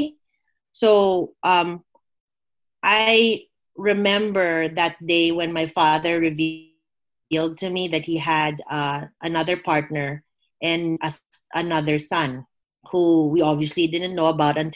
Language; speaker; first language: English; non-native, local second language; Filipino